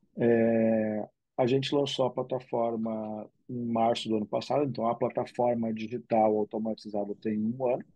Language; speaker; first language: Portuguese; native; Portuguese